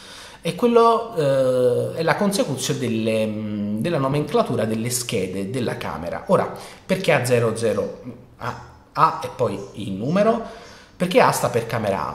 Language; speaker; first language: Italian; native; Italian